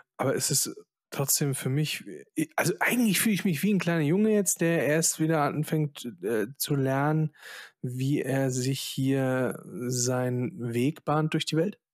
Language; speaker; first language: German; early bilingual, other home language; Polish